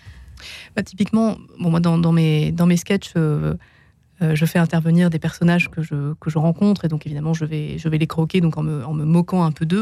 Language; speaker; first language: French; native; French